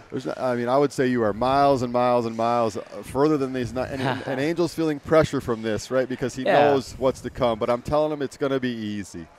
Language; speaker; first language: English; native; English